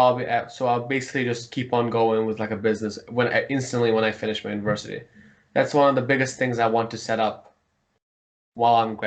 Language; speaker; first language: English; early bilingual, heritage; Mongolian